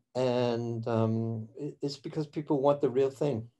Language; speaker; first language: English; early bilingual, other home language; Cantonese